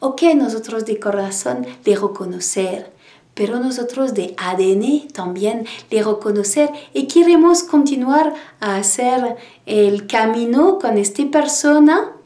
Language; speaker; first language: Spanish; non-native, learner; French